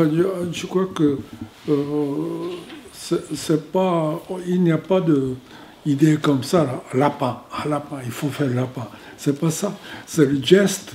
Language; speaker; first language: French; non-native, fluent; Japanese